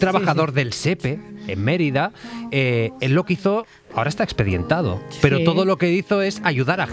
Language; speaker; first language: Spanish; native; Spanish